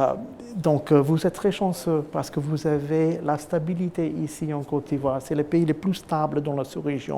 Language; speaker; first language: French; non-native, fluent; English